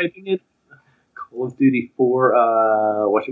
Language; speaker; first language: English; native; English